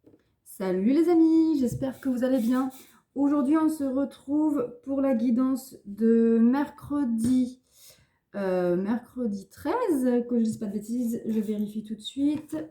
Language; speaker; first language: French; native; French